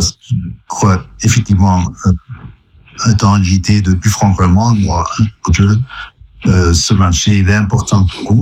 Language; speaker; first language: French; non-native, fluent; German